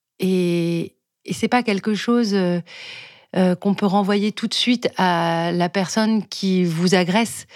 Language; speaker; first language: French; native; French